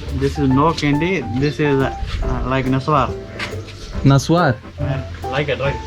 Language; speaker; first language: English; non-native, learner; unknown